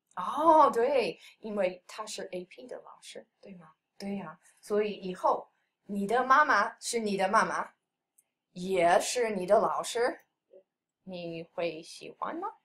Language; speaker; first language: Chinese; non-native, fluent; English